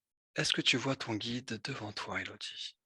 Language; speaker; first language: French; native; French